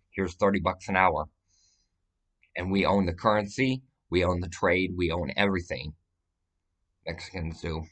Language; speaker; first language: English; native; English